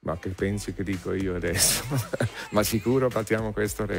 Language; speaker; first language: Italian; non-native, learner; German